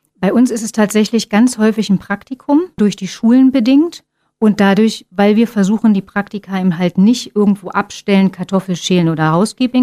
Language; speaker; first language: German; native; German